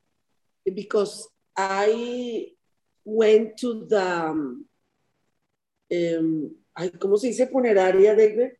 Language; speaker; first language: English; non-native, learner; Spanish